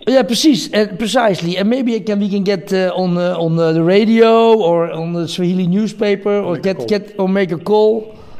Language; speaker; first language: English; non-native, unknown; Dutch